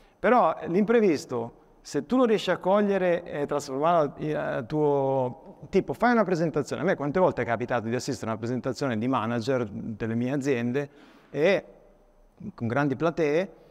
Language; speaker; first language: Italian; native; Italian